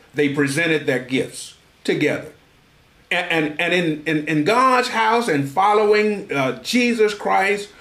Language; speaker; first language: English; native; English